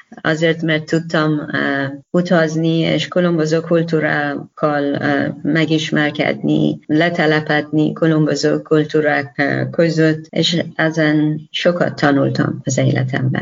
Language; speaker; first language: Hungarian; non-native, learner; Persian